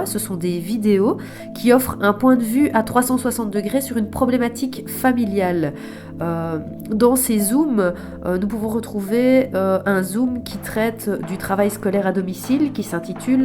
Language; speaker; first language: French; native; French